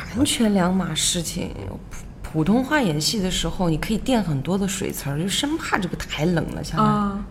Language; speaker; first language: Chinese; non-native, local second language; Wu Chinese